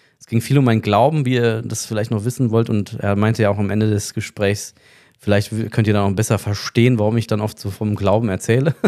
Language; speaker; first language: German; native; German